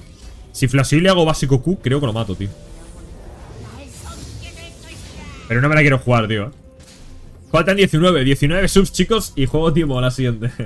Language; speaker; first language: Spanish; native; Spanish